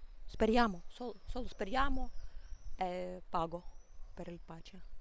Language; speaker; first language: Italian; non-native, learner; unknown